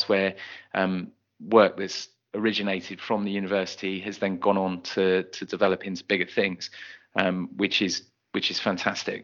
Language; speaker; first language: English; native; English